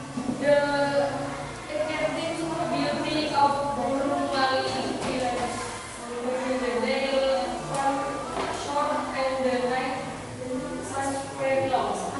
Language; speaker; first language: English; non-native, learner; Indonesian